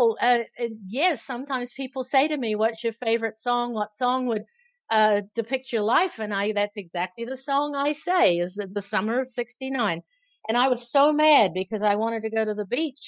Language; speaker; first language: English; native; English